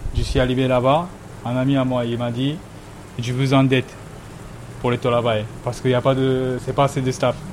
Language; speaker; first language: French; non-native, learner; Japanese